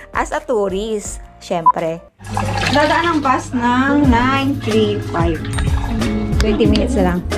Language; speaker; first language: Filipino; native; Filipino